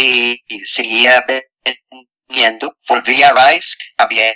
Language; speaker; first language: Spanish; non-native, fluent; English